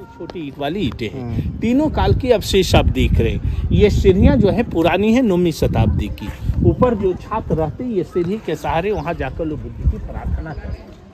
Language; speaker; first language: Hindi; native; Hindi